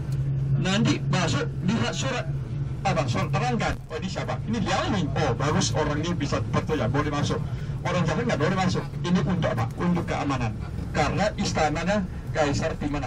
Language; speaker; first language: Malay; non-native, fluent; Chinese